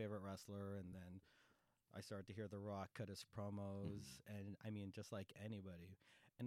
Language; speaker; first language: English; native; English